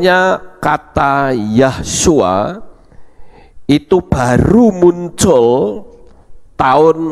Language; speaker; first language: Indonesian; native; Indonesian